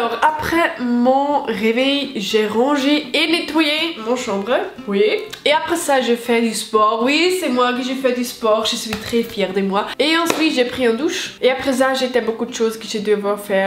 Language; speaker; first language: French; non-native, local second language; German